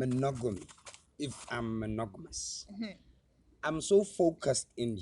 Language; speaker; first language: English; non-native, local second language; Tswana